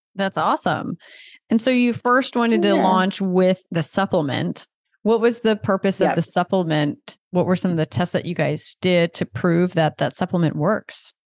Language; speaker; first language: English; native; English